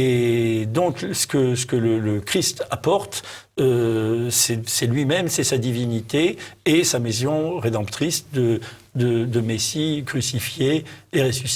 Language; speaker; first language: French; native; French